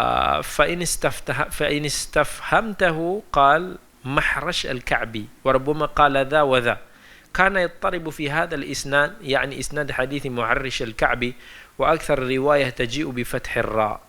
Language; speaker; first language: Arabic; non-native, fluent; Malay